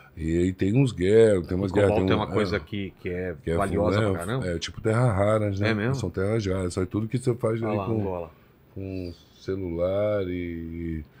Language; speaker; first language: Portuguese; native; Portuguese